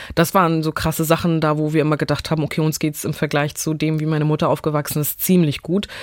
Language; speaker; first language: German; early bilingual, other home language; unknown